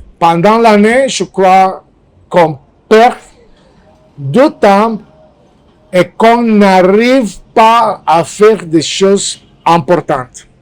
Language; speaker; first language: French; non-native, fluent; Spanish